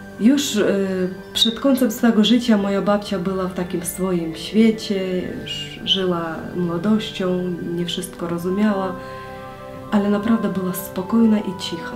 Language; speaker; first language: Polish; non-native, learner; Ukrainian